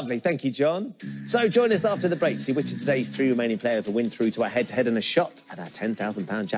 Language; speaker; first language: English; native; English